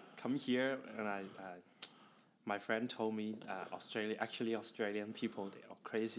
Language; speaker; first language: English; non-native, learner; Chinese